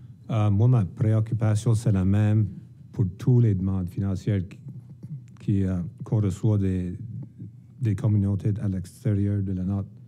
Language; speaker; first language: French; native; French